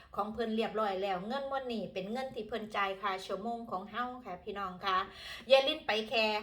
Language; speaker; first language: Thai; native; Thai